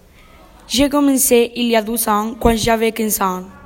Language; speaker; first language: French; non-native, learner; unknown